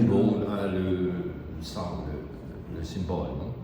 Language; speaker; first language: French; non-native, learner; German